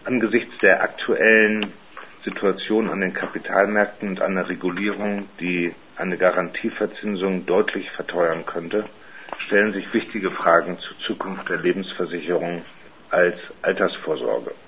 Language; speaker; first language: German; native; German